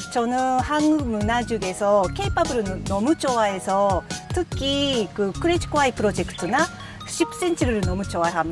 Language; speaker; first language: Korean; non-native, fluent; Japanese